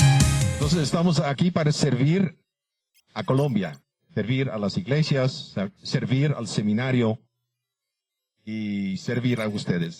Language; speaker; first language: Spanish; non-native, fluent; Dutch